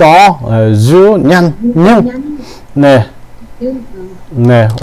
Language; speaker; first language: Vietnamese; non-native, learner; Korean